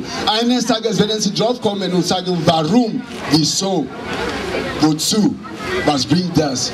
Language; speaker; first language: German; non-native, fluent; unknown